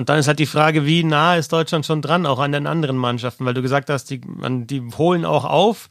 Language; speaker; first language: German; native; German